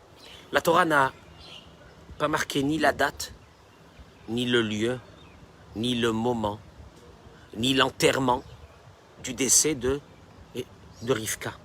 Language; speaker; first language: French; native; French